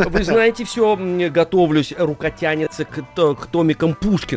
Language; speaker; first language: Russian; native; Russian